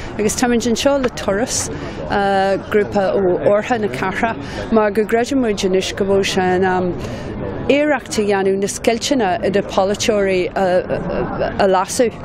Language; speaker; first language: Irish; non-native, local second language; English